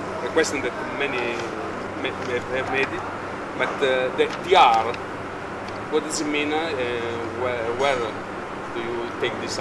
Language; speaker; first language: English; non-native, learner; Italian